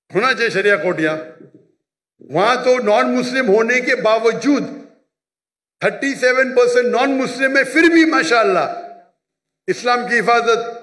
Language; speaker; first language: Urdu; non-native, local second language; Konkani